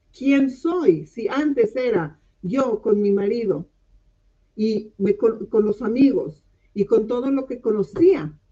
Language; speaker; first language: Spanish; non-native, local second language; English